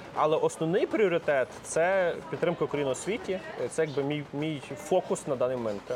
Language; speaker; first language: Ukrainian; native; Ukrainian